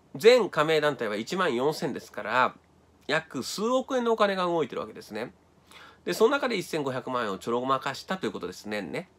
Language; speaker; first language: Japanese; native; Japanese